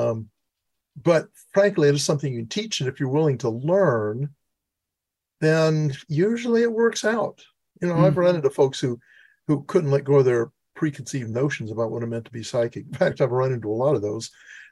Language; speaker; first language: English; native; English